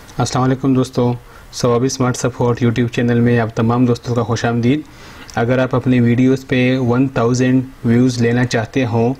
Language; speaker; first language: Urdu; non-native, local second language; Pashto